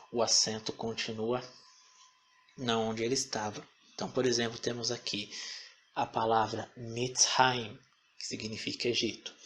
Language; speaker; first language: Portuguese; native; Portuguese